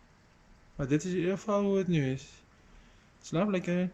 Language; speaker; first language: Dutch; native; Dutch